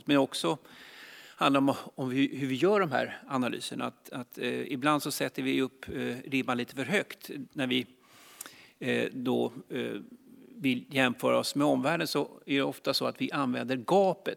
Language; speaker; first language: Swedish; native; Swedish